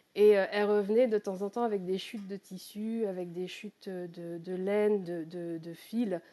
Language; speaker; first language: French; native; French